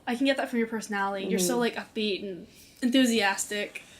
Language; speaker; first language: English; native; English